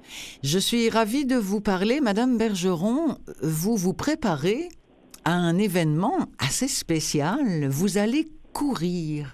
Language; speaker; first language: French; native; French